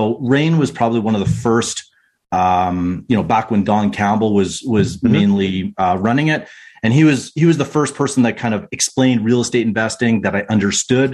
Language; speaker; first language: English; native; English